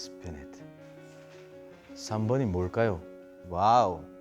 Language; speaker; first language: Korean; non-native, fluent; Hindi